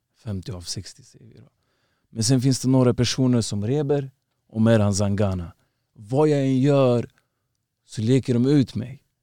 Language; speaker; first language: Swedish; early bilingual, other home language; Uzbek